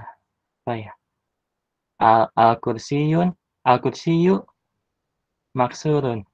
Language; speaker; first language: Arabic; non-native, learner; Indonesian